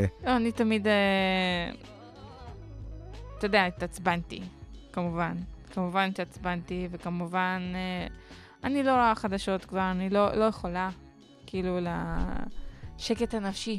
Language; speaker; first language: Hebrew; non-native, local second language; Arabic